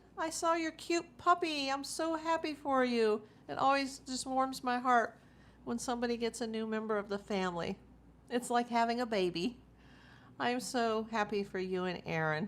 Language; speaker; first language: English; native; English